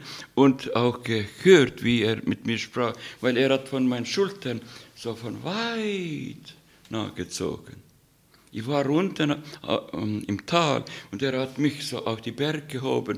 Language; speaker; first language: German; non-native, learner; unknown